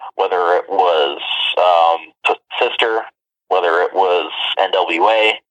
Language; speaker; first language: English; native; English